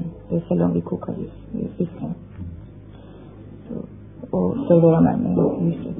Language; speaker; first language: Swedish; non-native, fluent; Persian